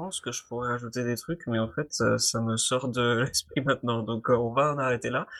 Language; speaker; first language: French; native; French